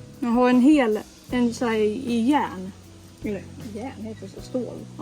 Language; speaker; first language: Swedish; native; Swedish